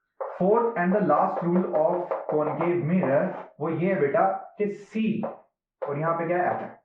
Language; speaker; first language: Hindi; native; Hindi